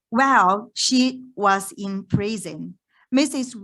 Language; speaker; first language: English; non-native, fluent; Chinese